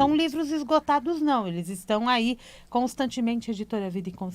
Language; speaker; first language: Portuguese; native; Portuguese